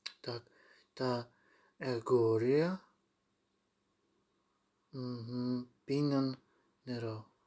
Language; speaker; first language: Greek; non-native, learner; Ukrainian